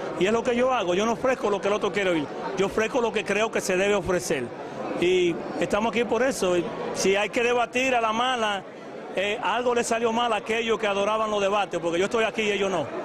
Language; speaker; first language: Spanish; native; Spanish